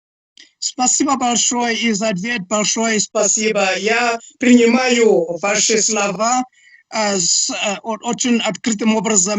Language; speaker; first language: Russian; non-native, fluent; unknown